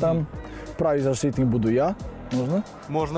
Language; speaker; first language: Russian; non-native, learner; Serbian